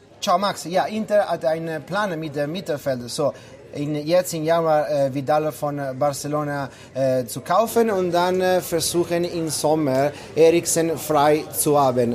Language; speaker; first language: German; non-native, learner; Italian